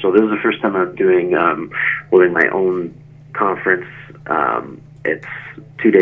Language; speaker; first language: English; native; English